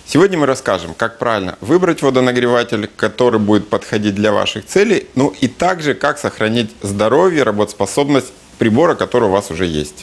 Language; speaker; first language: Russian; native; Russian